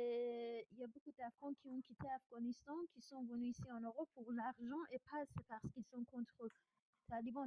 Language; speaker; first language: French; non-native, fluent; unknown